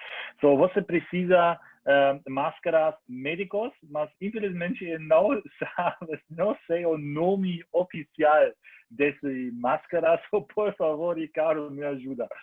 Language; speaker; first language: Portuguese; non-native, learner; German